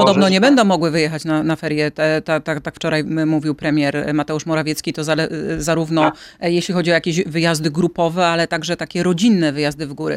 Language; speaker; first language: Polish; native; Polish